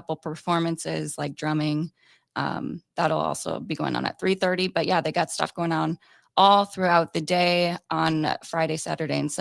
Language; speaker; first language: English; native; English